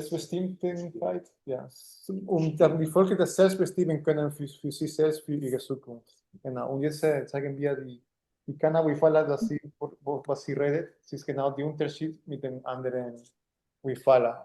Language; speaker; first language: German; non-native, fluent; Spanish